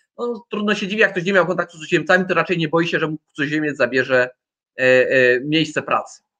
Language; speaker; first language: Polish; native; Polish